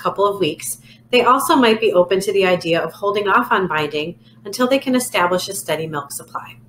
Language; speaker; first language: English; native; English